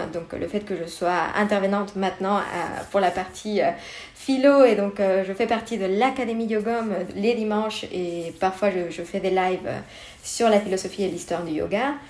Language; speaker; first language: French; non-native, fluent; Spanish